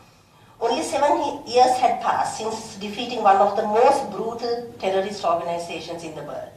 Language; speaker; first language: English; non-native, local second language; Sinhala